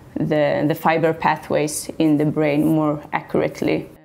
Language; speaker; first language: English; non-native, fluent; Swedish